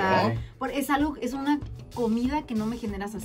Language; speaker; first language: Spanish; native; Spanish